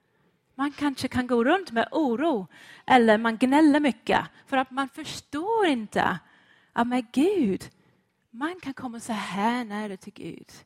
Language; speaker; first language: Swedish; non-native, fluent; English